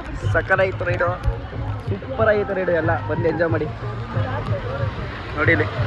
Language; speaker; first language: Kannada; native; Kannada